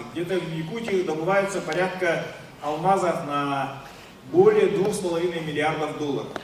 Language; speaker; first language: Russian; non-native, local second language; Yakut